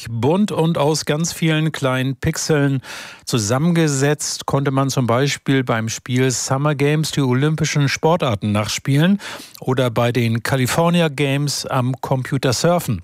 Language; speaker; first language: German; native; German